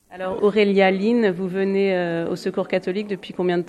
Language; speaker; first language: French; native; French